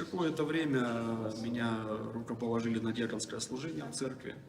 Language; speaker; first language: Russian; native; Russian